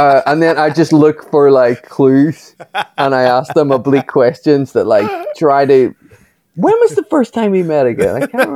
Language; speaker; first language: English; native; English